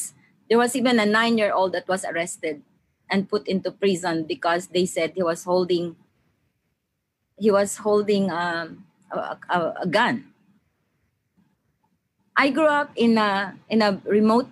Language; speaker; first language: English; non-native, local second language; Maranao